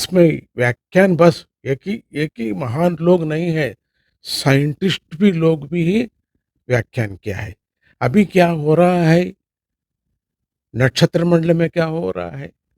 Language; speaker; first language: Hindi; non-native, local second language; Kannada